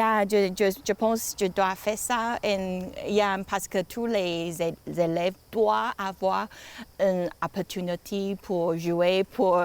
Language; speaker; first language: French; non-native, learner; Chinese